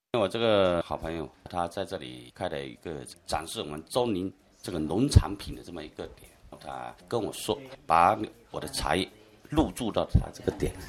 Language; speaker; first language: Chinese; native; Chinese